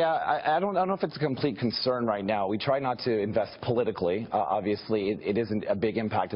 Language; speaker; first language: English; native; English